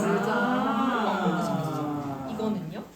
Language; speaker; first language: Korean; native; Korean